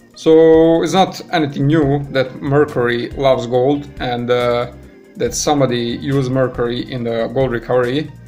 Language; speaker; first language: English; non-native, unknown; Serbian